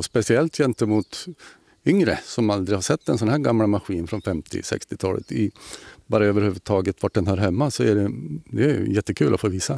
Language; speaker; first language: Swedish; native; Swedish